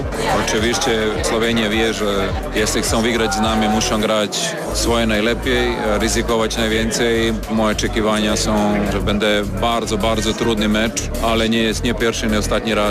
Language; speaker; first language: Polish; non-native, fluent; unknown